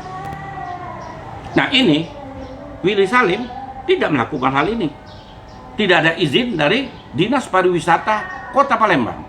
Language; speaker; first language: Indonesian; native; Indonesian